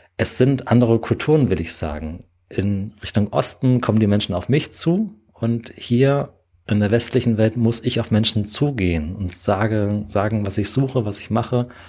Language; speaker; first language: German; native; German